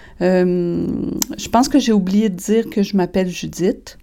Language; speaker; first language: French; native; French